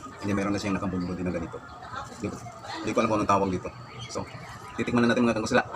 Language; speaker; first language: Filipino; non-native, local second language; Cebuano